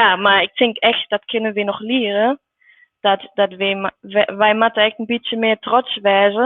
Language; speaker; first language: Dutch; non-native, learner; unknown